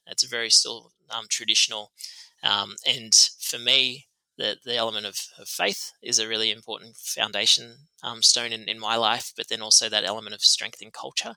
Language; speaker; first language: English; native; English